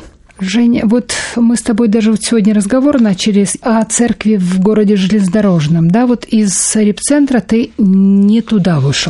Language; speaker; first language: Russian; native; Russian